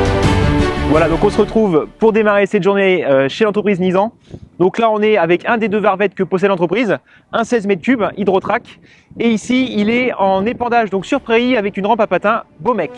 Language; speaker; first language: French; native; French